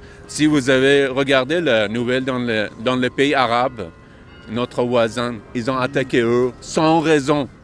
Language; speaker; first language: French; non-native, local second language; Persian